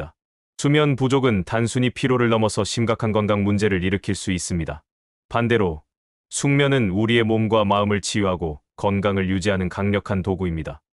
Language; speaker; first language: Korean; native; Korean